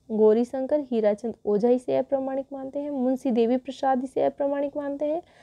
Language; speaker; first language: Hindi; native; Hindi